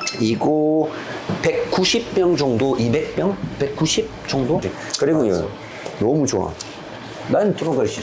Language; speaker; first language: Korean; non-native, learner; French